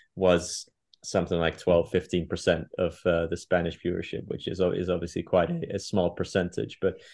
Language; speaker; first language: English; non-native, fluent; Dutch